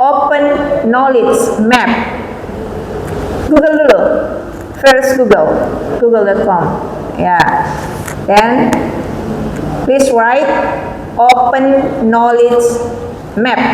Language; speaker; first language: English; non-native, fluent; Indonesian